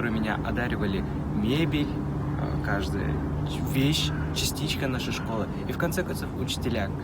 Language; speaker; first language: Russian; native; Russian